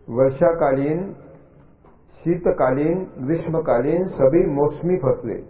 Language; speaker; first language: Hindi; non-native, local second language; Marathi